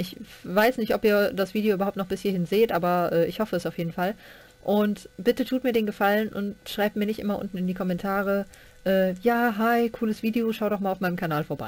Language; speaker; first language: German; native; German